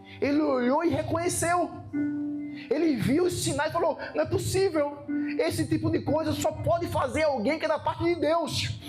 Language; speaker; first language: Portuguese; native; Portuguese